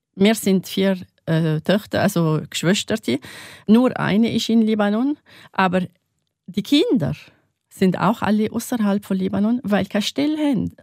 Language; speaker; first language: German; non-native, learner; Arabic